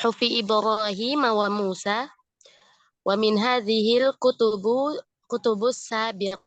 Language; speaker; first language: Arabic; non-native, learner; Indonesian